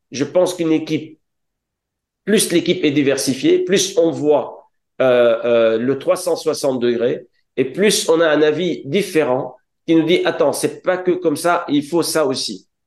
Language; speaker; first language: French; non-native, local second language; Arabic